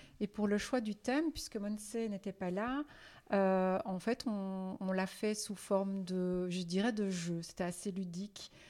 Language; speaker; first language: French; native; French